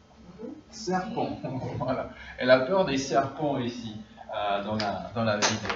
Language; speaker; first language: French; non-native, fluent; English